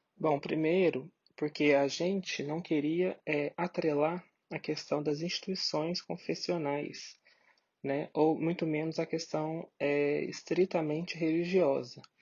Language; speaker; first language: Portuguese; native; Portuguese